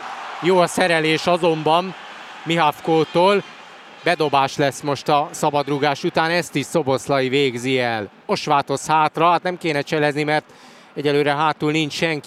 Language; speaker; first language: Hungarian; native; Hungarian